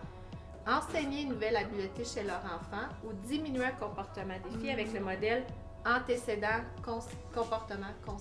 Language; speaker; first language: French; native; French